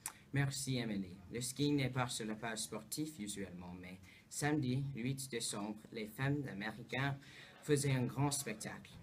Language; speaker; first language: French; non-native, learner; English